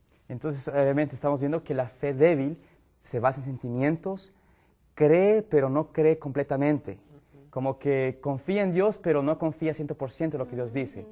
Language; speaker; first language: Spanish; native; Spanish